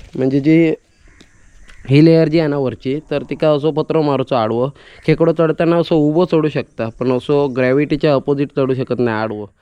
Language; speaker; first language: Marathi; native; Marathi